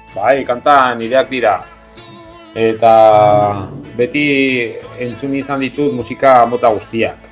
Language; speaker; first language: Basque; non-native, local second language; Spanish